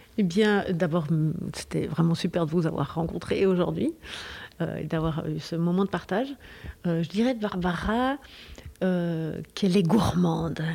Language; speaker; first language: French; non-native, fluent; Spanish